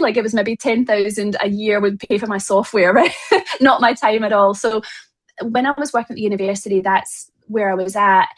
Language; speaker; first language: English; native; English